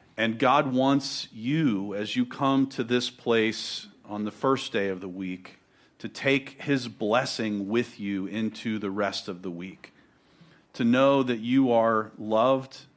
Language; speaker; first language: English; native; English